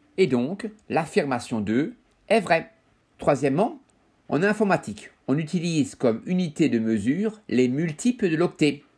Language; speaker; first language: French; native; French